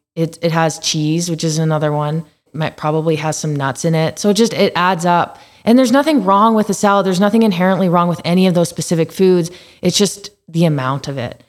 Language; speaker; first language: English; native; English